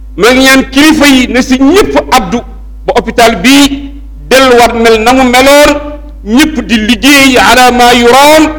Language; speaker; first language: Wolof; native; Wolof